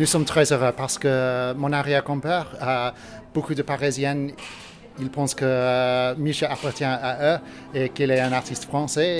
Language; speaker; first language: French; non-native, learner; English